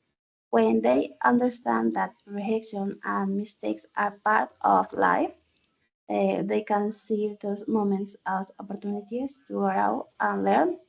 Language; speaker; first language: English; non-native, learner; Spanish